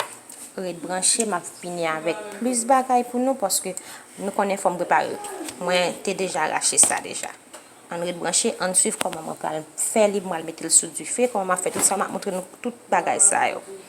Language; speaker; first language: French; non-native, local second language; Haitian Creole